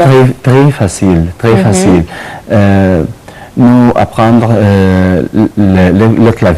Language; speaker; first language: French; non-native, learner; Arabic